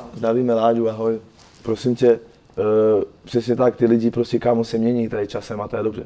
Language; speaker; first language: Czech; non-native, fluent; French